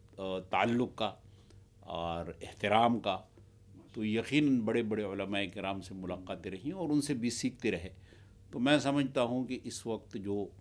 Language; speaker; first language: Urdu; non-native, local second language; Pashto